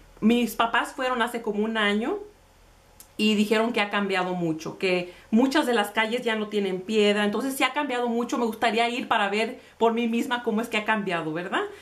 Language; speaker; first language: Spanish; early bilingual, heritage; Spanish